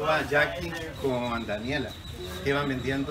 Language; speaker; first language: Spanish; early bilingual, heritage; Spanish